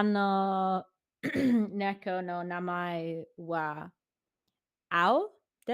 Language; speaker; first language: Japanese; non-native, learner; English